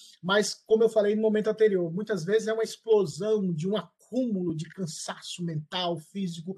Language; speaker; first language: Portuguese; native; Portuguese